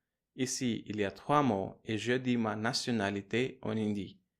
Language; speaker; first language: French; non-native, fluent; Hindi